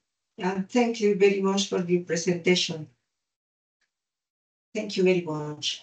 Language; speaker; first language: English; non-native, learner; Spanish